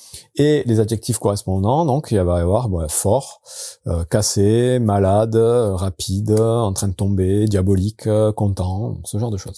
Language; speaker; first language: French; native; French